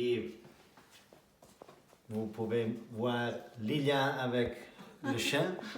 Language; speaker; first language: French; non-native, learner; Spanish